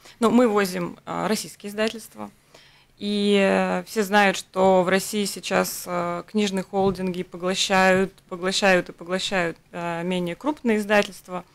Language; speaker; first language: Russian; native; Russian